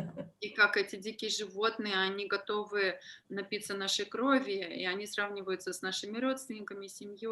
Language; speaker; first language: Russian; native; Russian